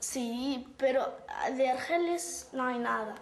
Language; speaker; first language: Spanish; non-native, learner; Arabic